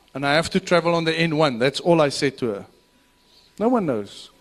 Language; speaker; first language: English; non-native, local second language; Afrikaans